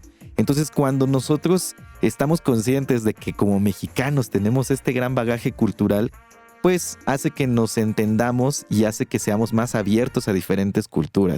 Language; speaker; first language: Spanish; native; Spanish